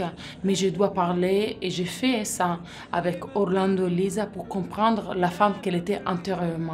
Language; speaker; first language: French; non-native, learner; Italian